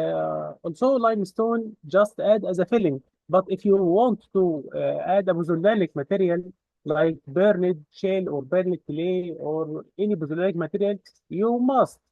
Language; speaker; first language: English; non-native, fluent; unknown